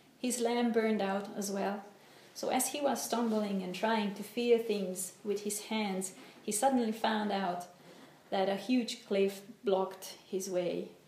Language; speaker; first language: English; non-native, fluent; Hungarian